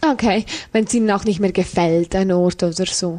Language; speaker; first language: German; native; German